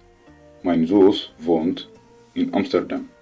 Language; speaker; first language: Dutch; non-native, learner; Tigrinya